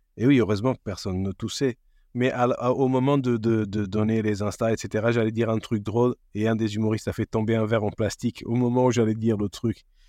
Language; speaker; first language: French; non-native, fluent; Portuguese